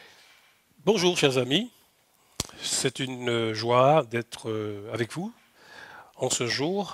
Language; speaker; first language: French; native; French